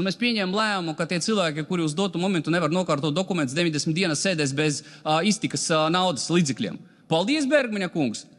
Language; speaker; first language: Latvian; non-native, local second language; Russian